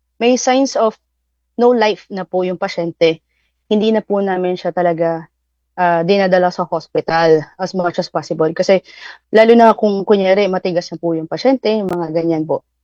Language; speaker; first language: Filipino; native; Filipino